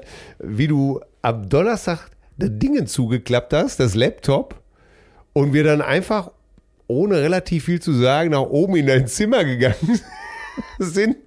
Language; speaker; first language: German; native; German